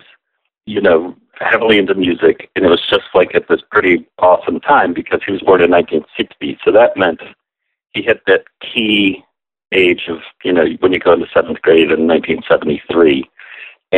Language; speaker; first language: English; native; English